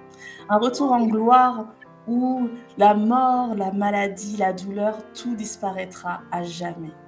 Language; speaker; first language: French; native; French